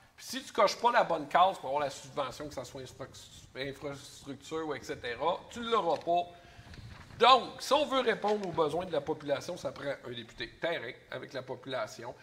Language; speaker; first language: French; native; French